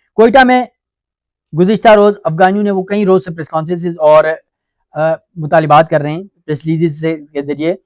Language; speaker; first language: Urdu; non-native, local second language; Shina